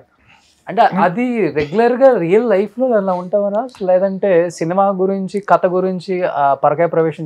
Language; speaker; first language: Telugu; native; Telugu